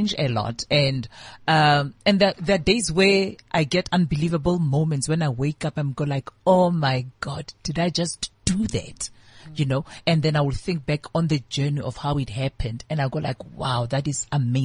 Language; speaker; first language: English; non-native, local second language; Northern Sotho